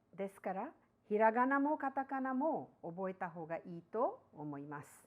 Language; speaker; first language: Japanese; non-native, fluent; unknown